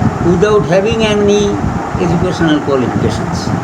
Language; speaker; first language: English; non-native, local second language; Bangla